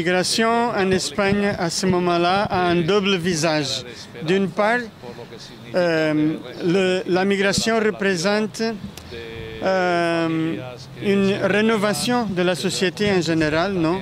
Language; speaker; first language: French; non-native, fluent; Spanish